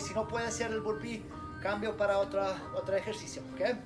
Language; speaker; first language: Spanish; non-native, learner; English